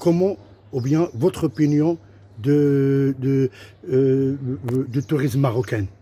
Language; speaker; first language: French; non-native, local second language; Arabic